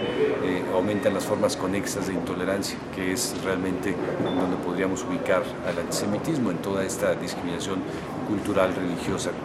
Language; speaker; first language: Spanish; native; Spanish